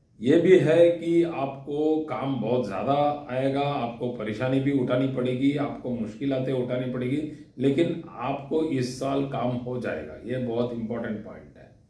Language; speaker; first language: Hindi; non-native, local second language; Kannada